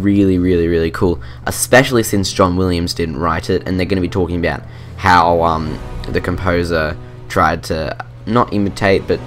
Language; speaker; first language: English; native; English